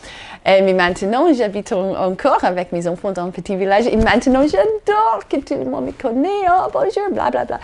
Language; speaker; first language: French; non-native, fluent; English